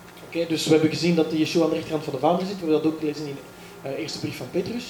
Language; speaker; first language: Dutch; native; Dutch